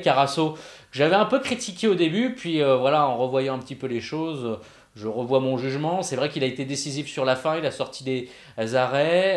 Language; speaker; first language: French; native; French